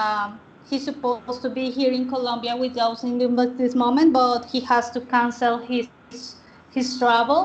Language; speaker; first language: English; non-native, learner; Spanish